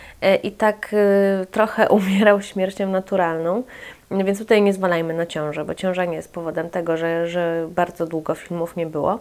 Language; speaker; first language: Polish; native; Polish